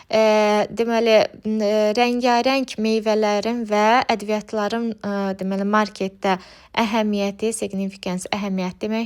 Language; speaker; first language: Azerbaijani; native; Azerbaijani